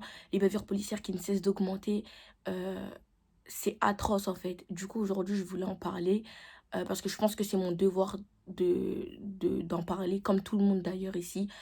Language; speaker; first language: French; native; French